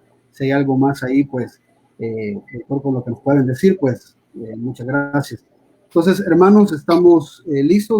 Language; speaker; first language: Spanish; native; Spanish